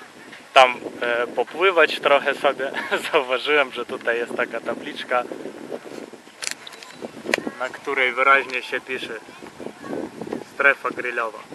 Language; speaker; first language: Polish; non-native, fluent; Russian